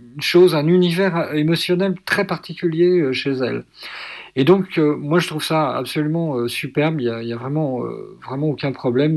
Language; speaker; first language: French; native; French